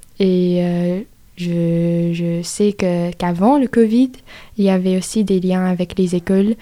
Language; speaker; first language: French; non-native, learner; English